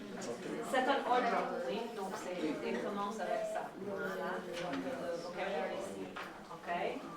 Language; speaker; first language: French; non-native, fluent; English